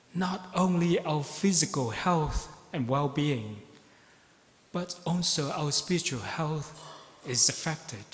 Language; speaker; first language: English; non-native, fluent; Vietnamese